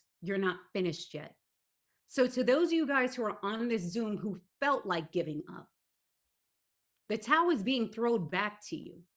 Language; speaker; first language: English; native; English